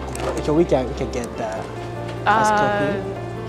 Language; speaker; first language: English; non-native, learner; Japanese